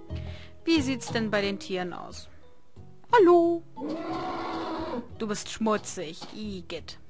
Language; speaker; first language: German; native; German